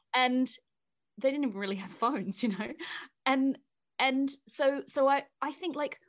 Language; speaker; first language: English; native; English